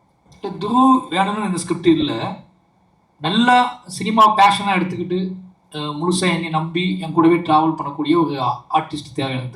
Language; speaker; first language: Tamil; native; Tamil